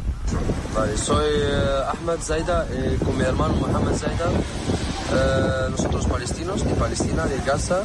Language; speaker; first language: Spanish; non-native, learner; Arabic